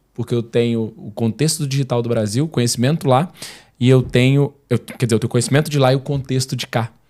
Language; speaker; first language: Portuguese; native; Portuguese